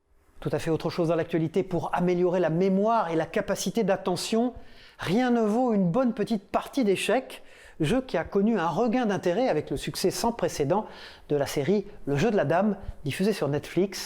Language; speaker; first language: French; native; French